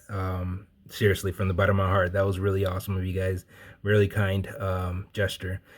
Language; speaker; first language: English; native; English